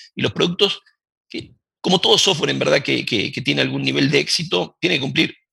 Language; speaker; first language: Spanish; native; Spanish